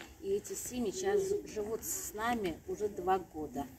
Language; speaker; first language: Russian; non-native, fluent; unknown